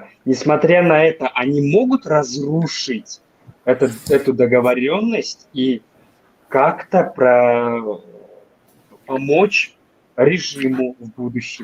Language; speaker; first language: Russian; non-native, local second language; Tajik